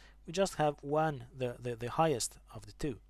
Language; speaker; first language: English; non-native, fluent; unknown